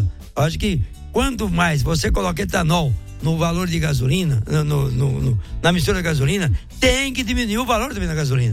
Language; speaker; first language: Portuguese; native; Portuguese